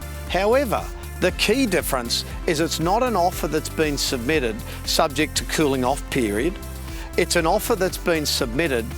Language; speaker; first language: English; native; English